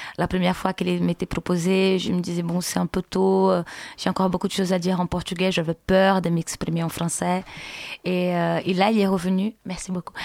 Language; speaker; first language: French; non-native, fluent; Portuguese